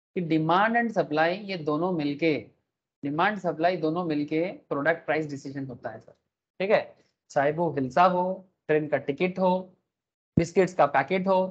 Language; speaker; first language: Hindi; non-native, local second language; Bangla